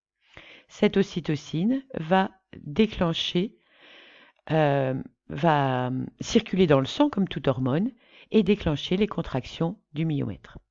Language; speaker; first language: French; native; French